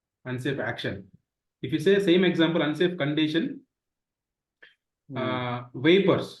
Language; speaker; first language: English; non-native, local second language; Telugu